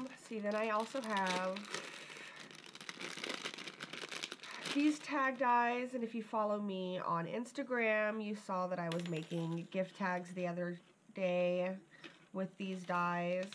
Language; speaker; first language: English; native; English